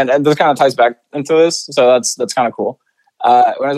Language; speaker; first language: English; non-native, fluent; Spanish